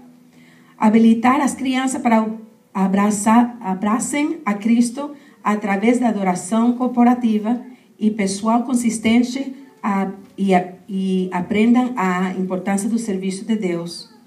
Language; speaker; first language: Portuguese; non-native, fluent; Spanish